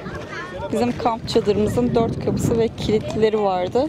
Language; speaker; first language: Turkish; native; Turkish